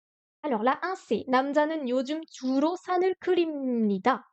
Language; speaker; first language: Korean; non-native, learner; French